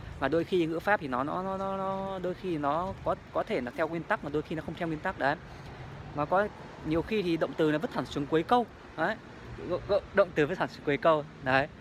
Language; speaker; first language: Vietnamese; native; Vietnamese